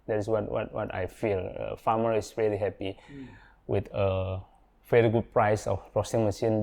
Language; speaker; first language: English; non-native, learner; Indonesian